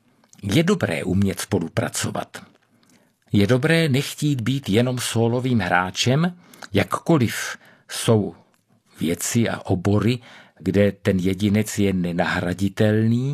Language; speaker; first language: Czech; native; Czech